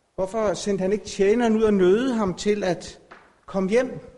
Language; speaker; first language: Danish; native; Danish